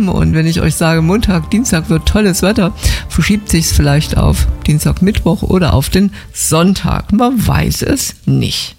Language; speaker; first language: German; native; German